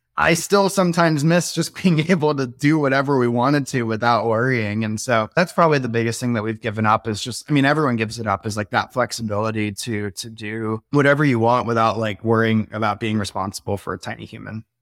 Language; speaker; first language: English; native; English